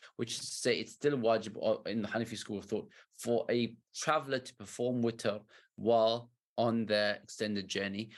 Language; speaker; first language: English; native; English